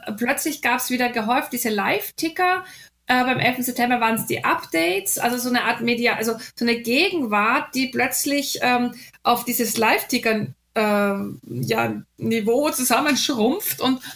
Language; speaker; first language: German; native; German